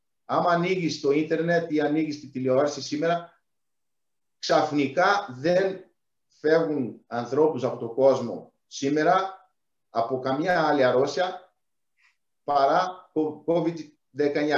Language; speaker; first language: Greek; non-native, fluent; Portuguese